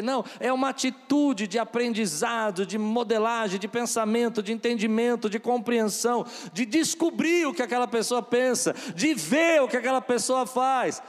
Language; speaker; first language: Portuguese; native; Portuguese